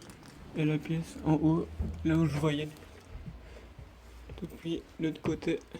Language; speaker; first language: French; native; French